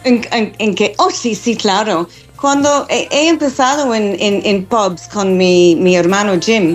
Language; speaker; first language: Spanish; non-native, fluent; English